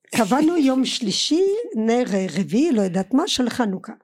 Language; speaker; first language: Hebrew; non-native, fluent; French